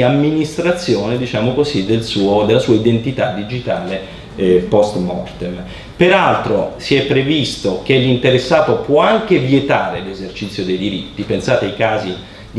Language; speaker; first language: Italian; native; Italian